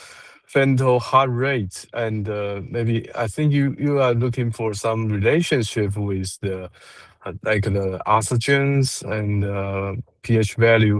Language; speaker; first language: English; non-native, learner; Chinese